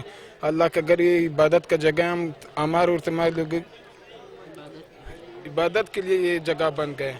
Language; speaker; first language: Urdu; non-native, local second language; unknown